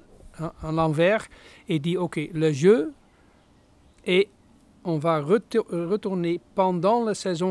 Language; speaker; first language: French; non-native, fluent; Dutch